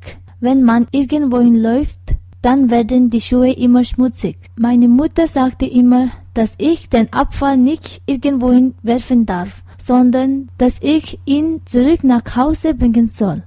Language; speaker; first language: German; non-native, learner; Tibetan